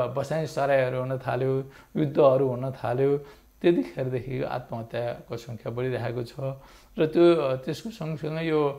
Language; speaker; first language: Nepali; native; Nepali